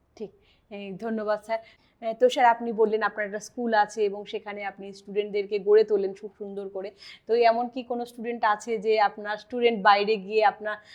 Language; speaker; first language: Bangla; native; Bangla